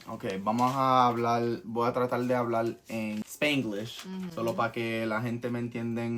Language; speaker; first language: Spanish; early bilingual, heritage; Spanish